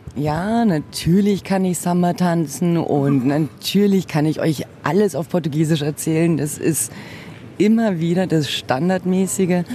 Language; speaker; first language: German; early bilingual, other home language; Portuguese